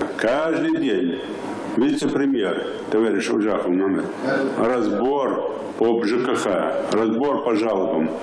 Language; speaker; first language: Russian; non-native, local second language; Ingush